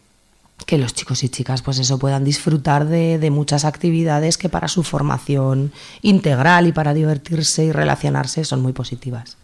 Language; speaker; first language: Spanish; native; Spanish